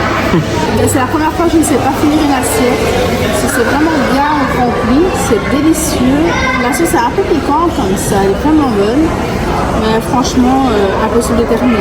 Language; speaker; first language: French; native; French